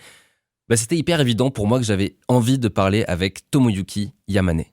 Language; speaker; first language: French; native; French